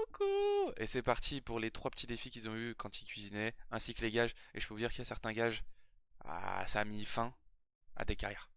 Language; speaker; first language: French; native; French